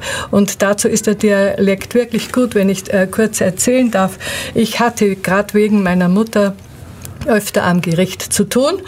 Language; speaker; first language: German; native; German